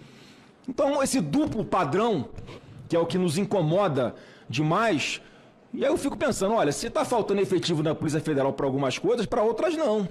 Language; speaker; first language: Portuguese; native; Portuguese